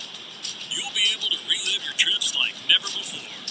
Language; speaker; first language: English; native; English